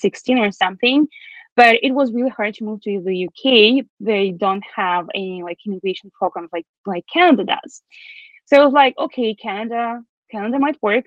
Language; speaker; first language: English; non-native, fluent; Russian